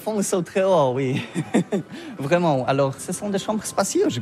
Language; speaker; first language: French; non-native, learner; Polish